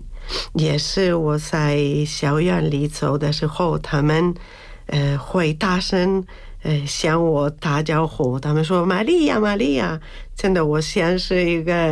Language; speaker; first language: Chinese; non-native, learner; Spanish